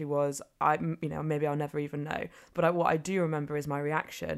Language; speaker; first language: English; native; English